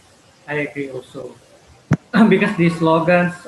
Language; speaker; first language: English; non-native, learner; Malay